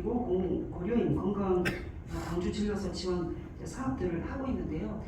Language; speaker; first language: Korean; native; Korean